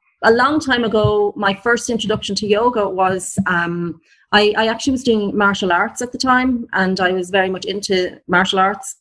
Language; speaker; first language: English; native; English